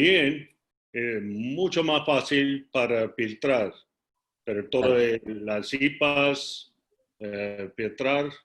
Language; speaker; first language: Spanish; non-native, learner; English